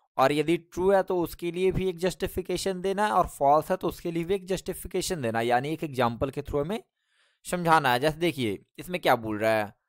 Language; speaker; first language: Hindi; native; Hindi